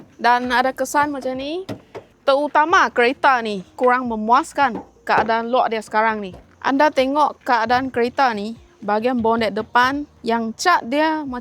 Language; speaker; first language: Malay; non-native, local second language; Chinese